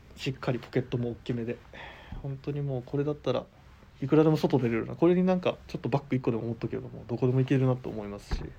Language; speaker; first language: Japanese; native; Japanese